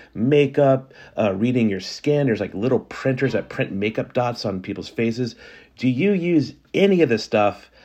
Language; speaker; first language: English; native; English